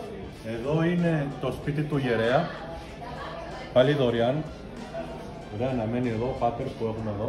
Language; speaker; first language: Greek; early bilingual, heritage; Greek